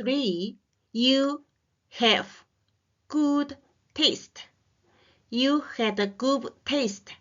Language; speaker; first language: English; non-native, learner; Chinese